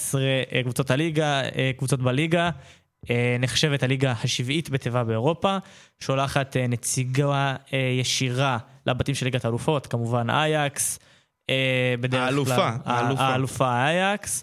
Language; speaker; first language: Hebrew; native; Hebrew